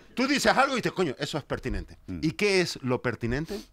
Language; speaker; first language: Spanish; native; Spanish